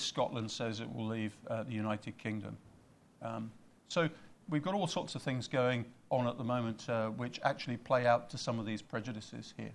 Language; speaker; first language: English; native; English